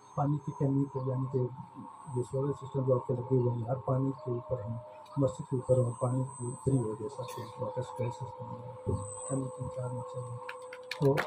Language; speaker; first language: Urdu; non-native, local second language; Punjabi